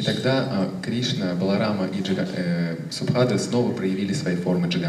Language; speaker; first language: Russian; native; Russian